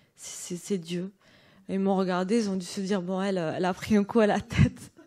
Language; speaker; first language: French; native; French